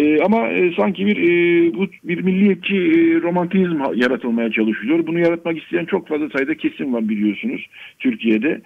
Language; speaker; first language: Turkish; native; Turkish